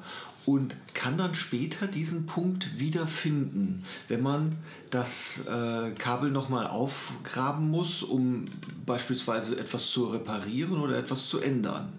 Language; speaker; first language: German; native; German